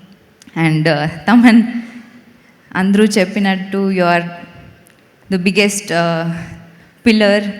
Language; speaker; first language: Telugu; non-native, learner; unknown